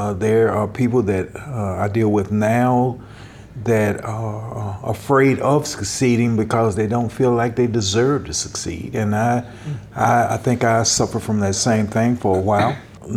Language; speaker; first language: English; native; English